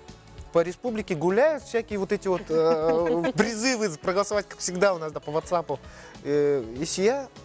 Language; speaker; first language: Russian; non-native, local second language; Yakut